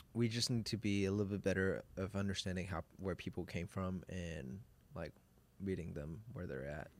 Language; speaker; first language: English; non-native, local second language; Cantonese